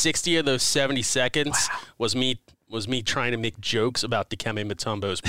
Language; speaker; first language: English; native; English